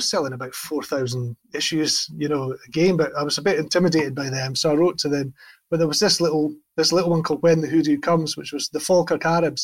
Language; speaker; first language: English; native; English